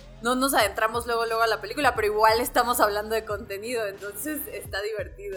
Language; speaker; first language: Spanish; native; Spanish